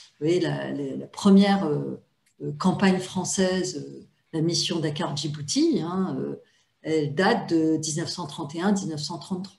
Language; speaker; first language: French; native; French